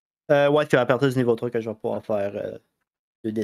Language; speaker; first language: French; native; French